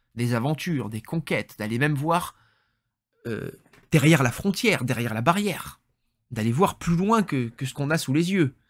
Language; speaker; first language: French; native; French